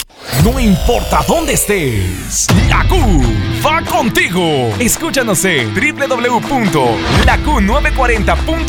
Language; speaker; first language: Spanish; native; Spanish